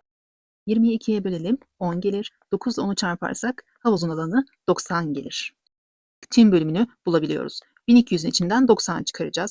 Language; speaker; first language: Turkish; native; Turkish